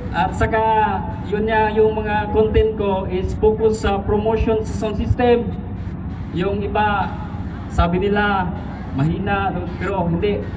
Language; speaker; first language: Filipino; non-native, local second language; Cebuano